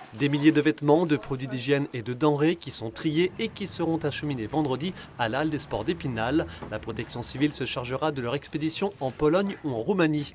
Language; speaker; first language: French; native; French